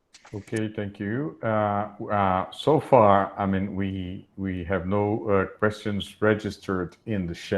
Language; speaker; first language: English; non-native, fluent; Portuguese